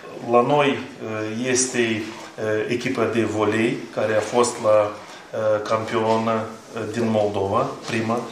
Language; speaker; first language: Romanian; non-native, learner; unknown